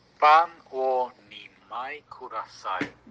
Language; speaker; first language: Japanese; non-native, learner; English